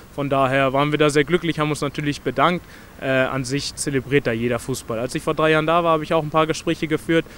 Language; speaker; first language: German; native; German